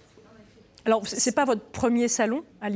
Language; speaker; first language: French; native; French